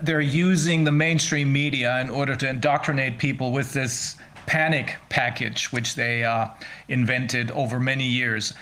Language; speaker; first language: English; non-native, fluent; German